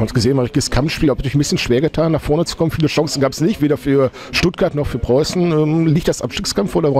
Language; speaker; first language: German; native; German